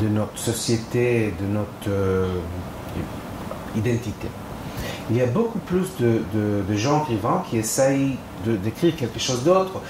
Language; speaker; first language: French; non-native, fluent; Hebrew